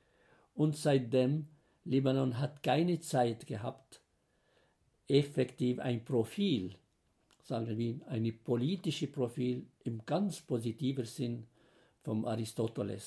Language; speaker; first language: German; non-native, fluent; Arabic